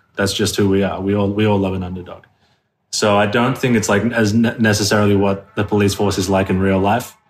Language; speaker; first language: English; native; English